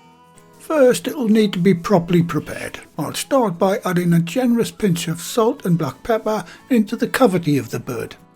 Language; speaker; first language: English; native; English